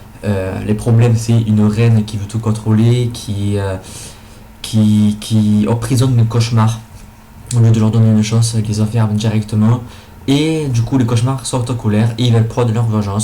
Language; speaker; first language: French; native; French